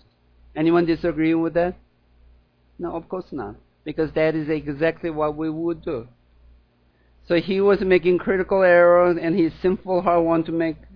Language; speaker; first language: English; non-native, fluent; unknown